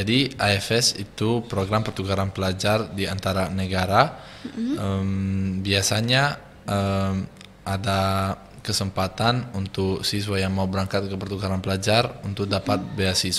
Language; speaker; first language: Indonesian; non-native, fluent; Italian